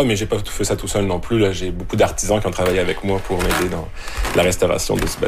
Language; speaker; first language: French; native; French